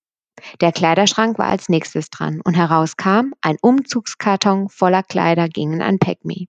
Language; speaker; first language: German; native; German